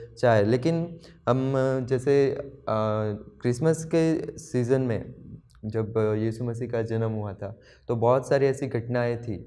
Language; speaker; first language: Hindi; non-native, local second language; Gujarati